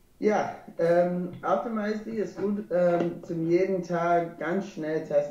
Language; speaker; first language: German; non-native, learner; English